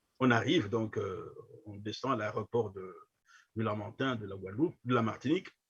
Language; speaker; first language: French; non-native, local second language; Kongo